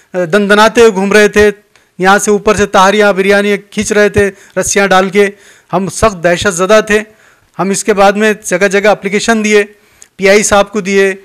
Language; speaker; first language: Hindi; non-native, local second language; Urdu